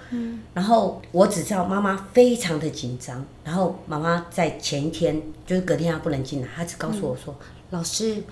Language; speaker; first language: Chinese; native; Chinese